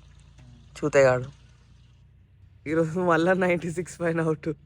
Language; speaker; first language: Telugu; native; Telugu